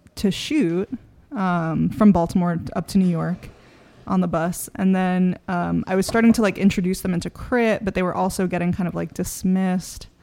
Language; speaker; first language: English; native; English